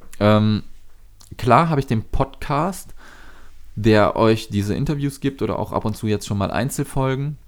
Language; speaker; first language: German; native; German